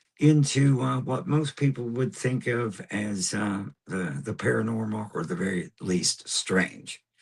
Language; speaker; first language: English; native; English